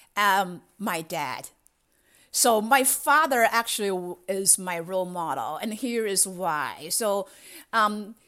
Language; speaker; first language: English; non-native, fluent; Chinese